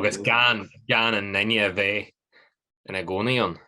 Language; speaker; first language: Irish; non-native, local second language; English